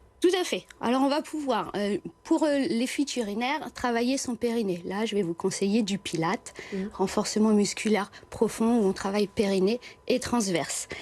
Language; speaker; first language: French; native; French